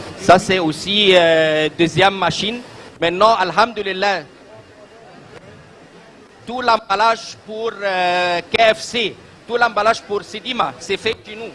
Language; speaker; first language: French; non-native, learner; Arabic